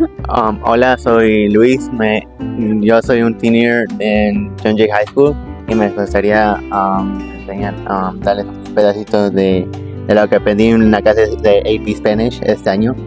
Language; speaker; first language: Spanish; early bilingual, heritage; Spanish